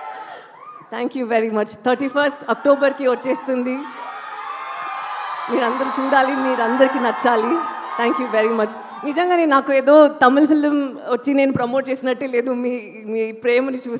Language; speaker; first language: Telugu; non-native, local second language; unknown